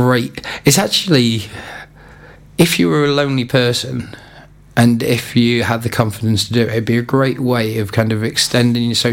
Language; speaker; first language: English; native; English